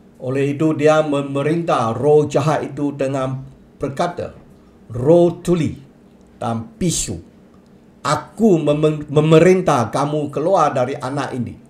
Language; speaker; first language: Malay; non-native, local second language; Chinese